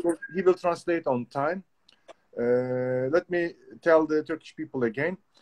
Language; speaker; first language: English; non-native, learner; Turkish